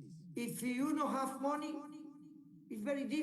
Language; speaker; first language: English; non-native, learner; Spanish